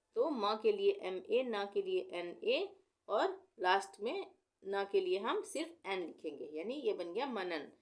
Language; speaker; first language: Hindi; native; Hindi